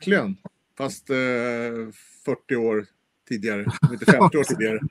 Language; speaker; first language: Swedish; native; Swedish